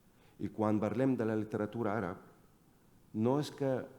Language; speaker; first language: Catalan; non-native, fluent; Arabic